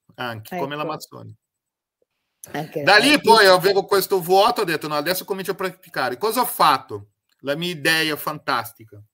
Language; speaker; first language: Italian; non-native, fluent; Portuguese